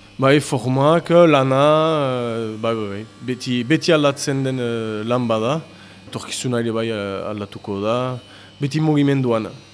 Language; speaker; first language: Basque; native; Basque